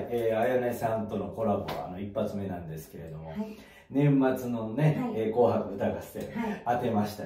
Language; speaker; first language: Japanese; native; Japanese